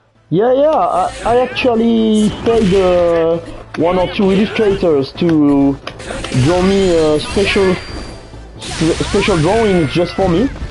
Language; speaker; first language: English; non-native, fluent; French